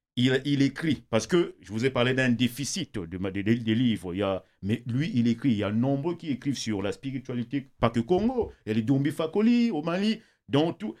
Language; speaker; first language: French; non-native, local second language; Kongo